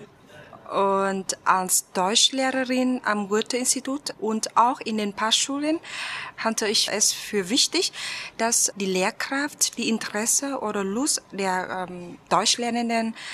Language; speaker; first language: German; non-native, fluent; Vietnamese